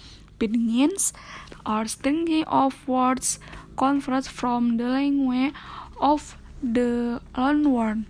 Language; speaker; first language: English; non-native, learner; Indonesian